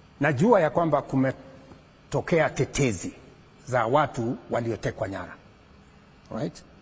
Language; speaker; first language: Swahili; non-native, local second language; Kalenjin